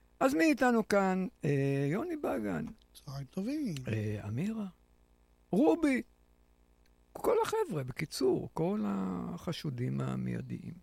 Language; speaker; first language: Hebrew; native; Hebrew